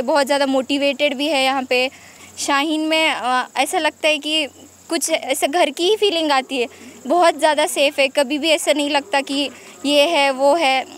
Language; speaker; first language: Hindi; non-native, local second language; Kannada